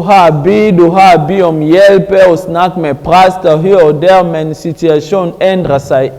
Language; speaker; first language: Danish; non-native, learner; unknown